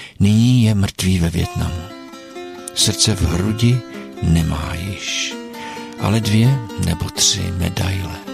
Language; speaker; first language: Czech; native; Czech